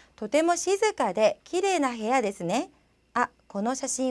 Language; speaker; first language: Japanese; non-native, fluent; Korean